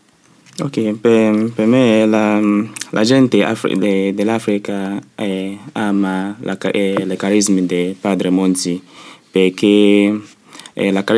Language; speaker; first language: Italian; non-native, learner; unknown